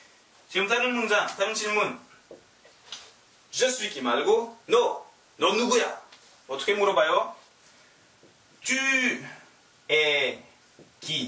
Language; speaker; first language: Korean; non-native, learner; French